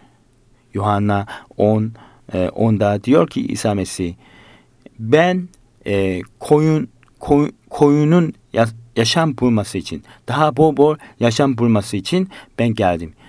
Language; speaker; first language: Turkish; non-native, learner; Korean